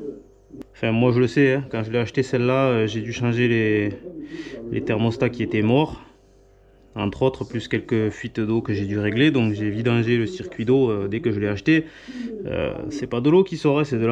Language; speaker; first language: French; native; French